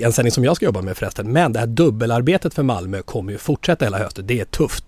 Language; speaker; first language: Swedish; native; Swedish